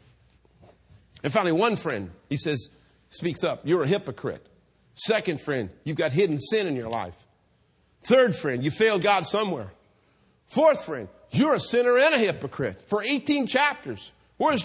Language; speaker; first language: English; native; English